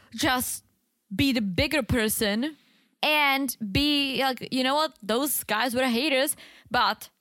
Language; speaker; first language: English; non-native, fluent; Czech